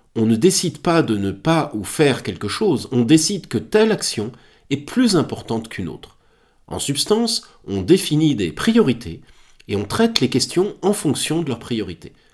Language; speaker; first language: French; native; French